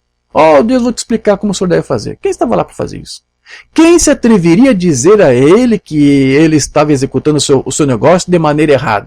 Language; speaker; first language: Portuguese; native; Portuguese